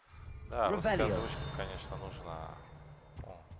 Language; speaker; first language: Russian; native; Russian